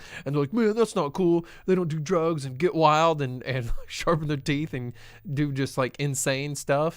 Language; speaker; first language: English; native; English